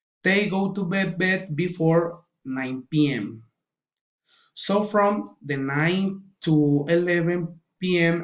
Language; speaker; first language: English; non-native, learner; Spanish